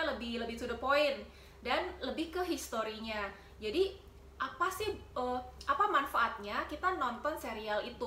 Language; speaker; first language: Indonesian; native; Indonesian